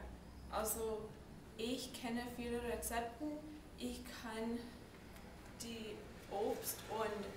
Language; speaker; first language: German; non-native, fluent; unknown